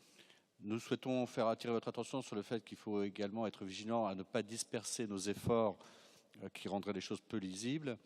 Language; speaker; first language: French; native; French